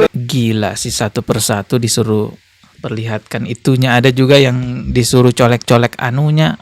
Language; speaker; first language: Indonesian; native; Indonesian